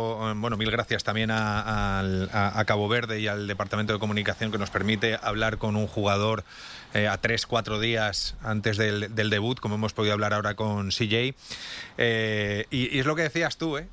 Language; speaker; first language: Spanish; native; Spanish